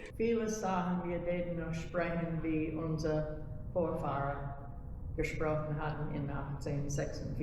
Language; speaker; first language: German; early bilingual, other home language; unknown